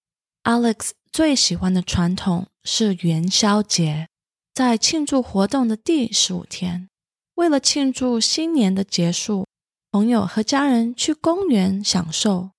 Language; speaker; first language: Chinese; early bilingual, heritage; Chinese